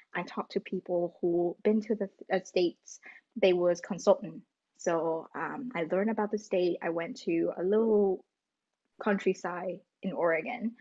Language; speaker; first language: English; non-native, fluent; Vietnamese